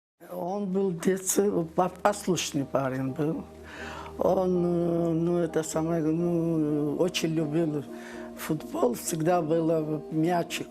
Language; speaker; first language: Russian; non-native, learner; Georgian